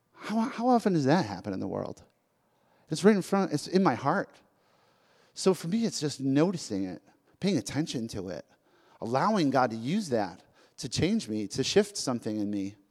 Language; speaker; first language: English; early bilingual, other home language; Spanish